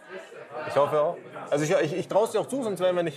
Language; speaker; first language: German; native; German